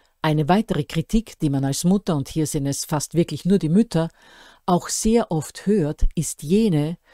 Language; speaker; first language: German; native; German